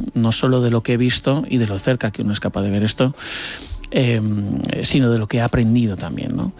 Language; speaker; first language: Spanish; native; Spanish